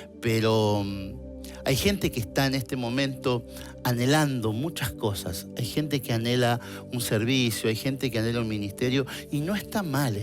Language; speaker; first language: Spanish; native; Spanish